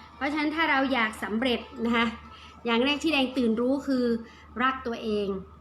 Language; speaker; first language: Thai; native; Thai